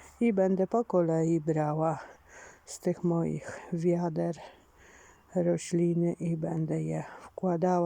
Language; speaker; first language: Polish; native; Polish